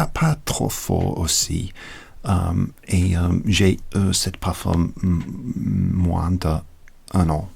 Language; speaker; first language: French; non-native, learner; English